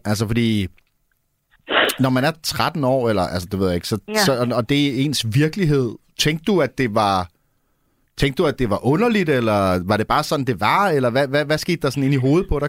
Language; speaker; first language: Danish; native; Danish